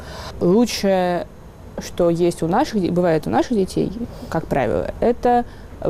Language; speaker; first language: Russian; native; Russian